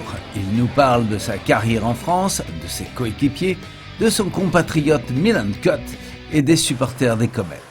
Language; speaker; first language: French; native; French